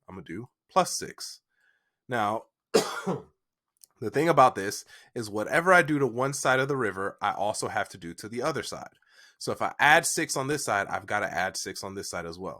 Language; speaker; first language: English; native; English